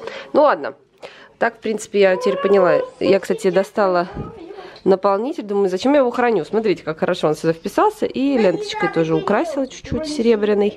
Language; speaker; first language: Russian; native; Russian